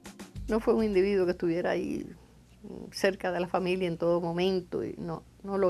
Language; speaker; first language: Spanish; native; Spanish